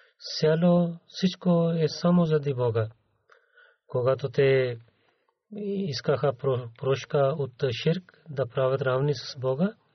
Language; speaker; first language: Bulgarian; non-native, learner; Urdu